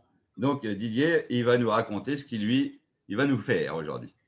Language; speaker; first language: French; native; French